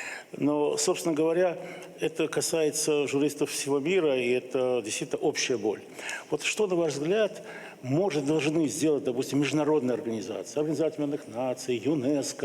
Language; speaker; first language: Russian; native; Russian